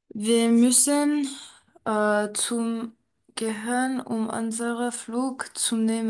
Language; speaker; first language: German; non-native, learner; French